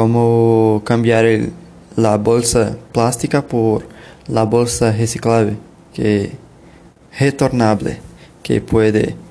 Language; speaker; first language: Spanish; non-native, learner; Portuguese